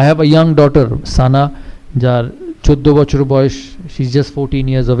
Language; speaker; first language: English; non-native, local second language; Bangla